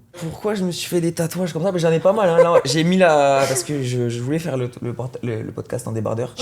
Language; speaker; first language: French; native; French